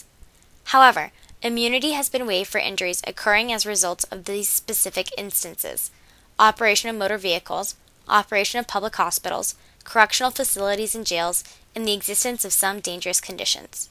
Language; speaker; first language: English; native; English